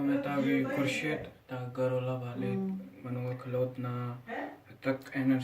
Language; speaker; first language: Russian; non-native, learner; Hindi